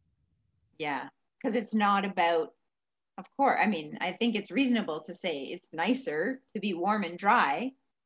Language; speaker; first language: English; native; English